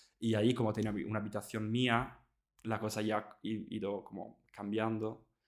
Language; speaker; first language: Spanish; non-native, fluent; Italian